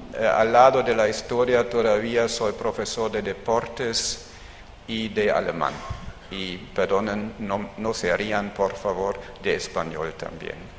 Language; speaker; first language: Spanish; non-native, fluent; German